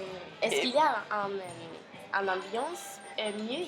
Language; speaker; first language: French; non-native, learner; English